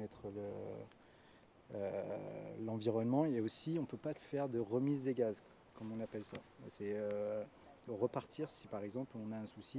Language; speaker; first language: French; native; French